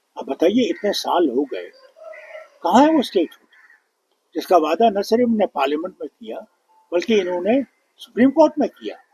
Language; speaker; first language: Urdu; non-native, local second language; Kashmiri